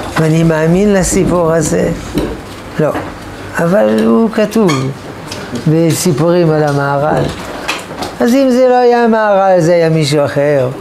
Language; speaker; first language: Hebrew; non-native, fluent; French